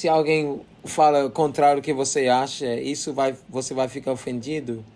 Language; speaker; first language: Portuguese; non-native, learner; English